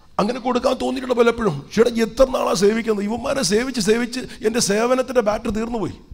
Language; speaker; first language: Malayalam; early bilingual, heritage; Malayalam